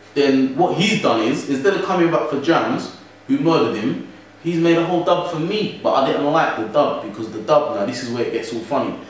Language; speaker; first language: English; native; English